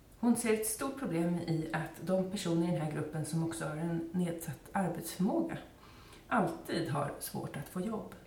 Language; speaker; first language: Swedish; native; Swedish